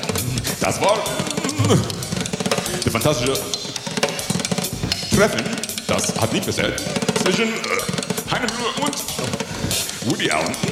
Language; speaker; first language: German; non-native, learner; English